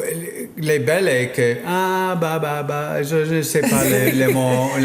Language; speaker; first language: French; non-native, learner; English